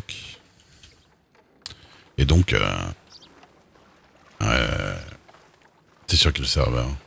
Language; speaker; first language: French; native; French